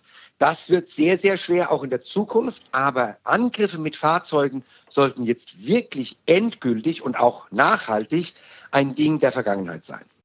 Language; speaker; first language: German; native; German